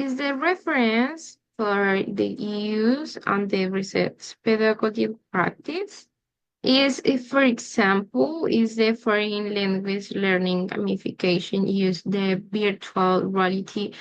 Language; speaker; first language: English; non-native, learner; Spanish